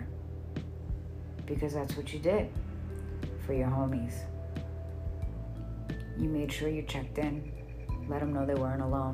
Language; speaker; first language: English; native; English